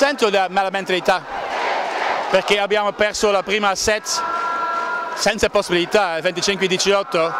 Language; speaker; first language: Italian; non-native, learner; Dutch